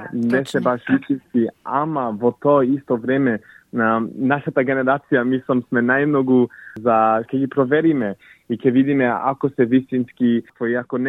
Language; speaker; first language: Macedonian; early bilingual, heritage; English